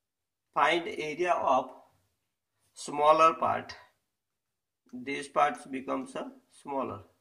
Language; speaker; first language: English; non-native, local second language; Gujarati